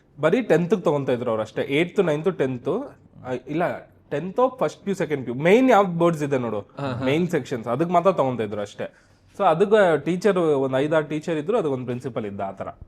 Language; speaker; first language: Kannada; non-native, local second language; Marwari